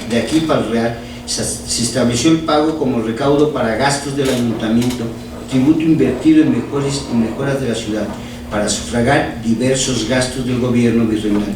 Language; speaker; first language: Spanish; native; Spanish